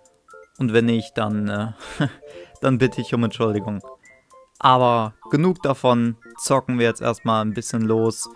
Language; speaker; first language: German; native; German